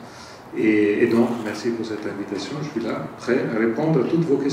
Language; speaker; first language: French; non-native, fluent; Italian